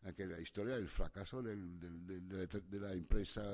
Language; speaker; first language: Spanish; non-native, fluent; French